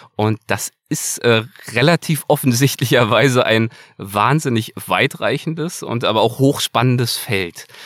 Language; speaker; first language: German; native; German